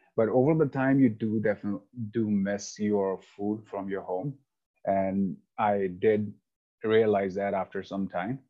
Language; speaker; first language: English; non-native, local second language; Hindi